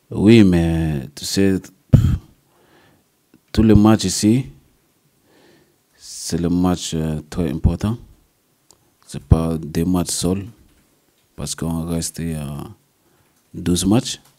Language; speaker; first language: French; non-native, learner; English